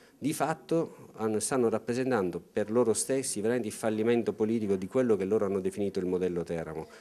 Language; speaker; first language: Italian; native; Italian